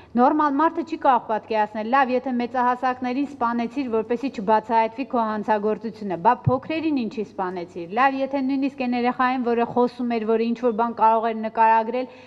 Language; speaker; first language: Armenian; native; Armenian